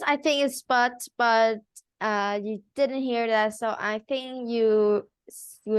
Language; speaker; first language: English; non-native, learner; Vietnamese